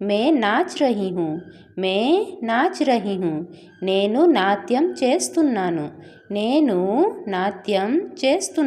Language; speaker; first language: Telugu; non-native, fluent; Odia